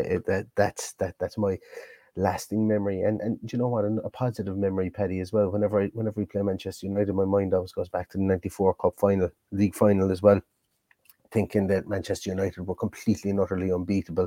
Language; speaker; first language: English; native; English